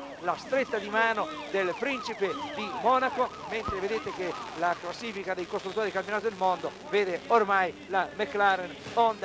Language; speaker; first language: Italian; native; Italian